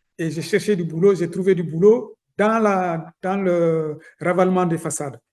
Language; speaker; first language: French; non-native, local second language; Soninke